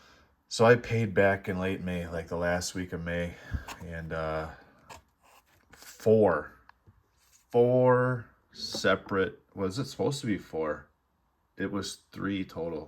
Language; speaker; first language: English; native; English